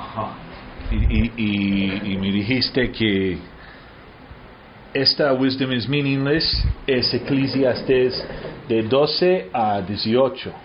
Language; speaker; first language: Spanish; early bilingual, heritage; Spanish